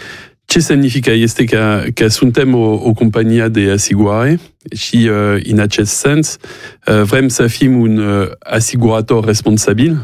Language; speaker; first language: Romanian; non-native, fluent; French